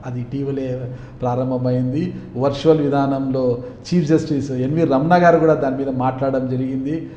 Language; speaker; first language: Telugu; native; Telugu